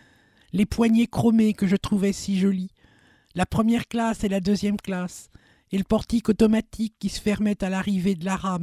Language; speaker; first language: French; native; French